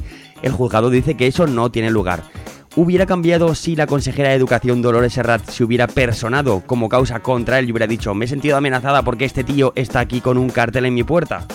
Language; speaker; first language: Spanish; native; Spanish